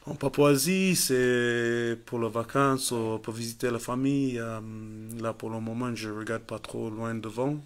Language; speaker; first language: French; non-native, fluent; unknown